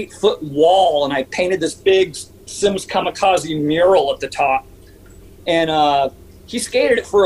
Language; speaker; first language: English; native; English